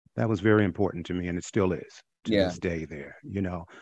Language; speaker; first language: English; native; English